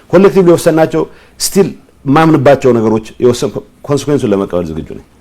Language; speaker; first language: Amharic; non-native, local second language; Tigrinya